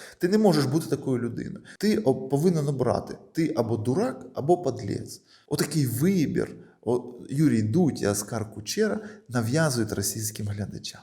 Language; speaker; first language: Ukrainian; non-native, local second language; Russian